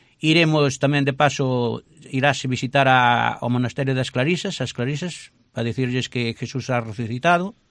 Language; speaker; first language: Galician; native; Galician